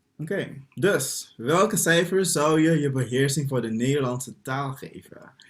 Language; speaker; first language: Dutch; non-native, local second language; Papiamento